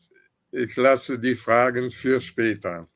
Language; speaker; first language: German; non-native, fluent; Portuguese